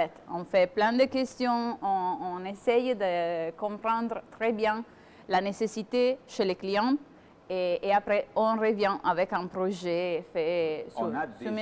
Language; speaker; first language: French; non-native, fluent; Italian